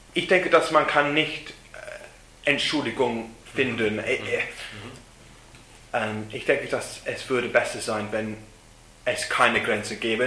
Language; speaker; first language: German; non-native, learner; English